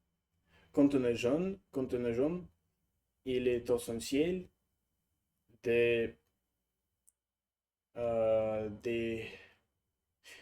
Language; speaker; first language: French; non-native, learner; Russian